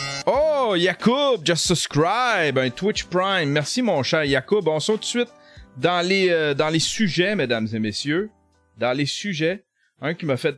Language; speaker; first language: French; native; French